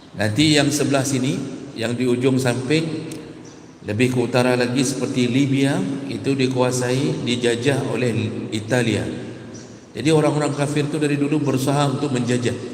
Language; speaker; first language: Malay; non-native, local second language; Achinese